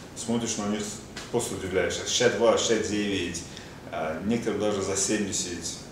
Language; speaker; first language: Russian; non-native, local second language; Azerbaijani